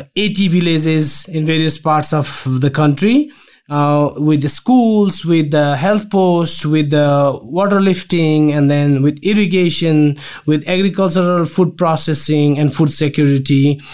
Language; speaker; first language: English; non-native, local second language; Nepali